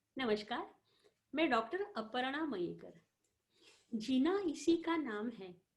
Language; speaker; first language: Hindi; non-native, local second language; Marathi